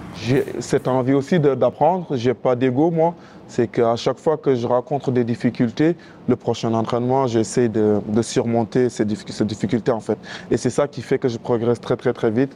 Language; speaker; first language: French; non-native, local second language; Wolof